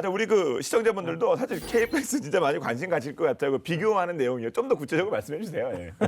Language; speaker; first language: Korean; native; Korean